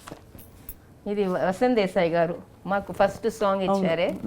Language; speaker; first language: Telugu; non-native, local second language; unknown